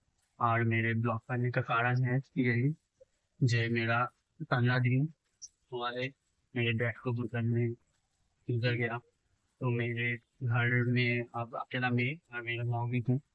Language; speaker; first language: Hindi; non-native, local second language; Bangla